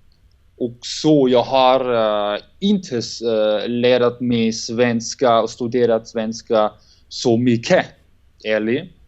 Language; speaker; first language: Swedish; non-native, learner; German